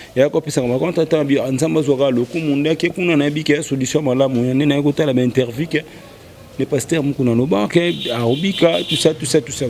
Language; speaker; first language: Lingala; native; Lingala